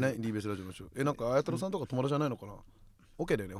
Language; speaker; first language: Japanese; native; Japanese